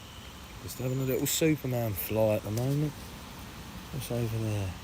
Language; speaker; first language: English; native; English